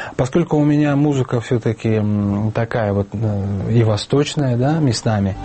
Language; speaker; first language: Russian; non-native, local second language; Tajik